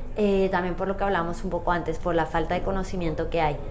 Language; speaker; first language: Spanish; native; Spanish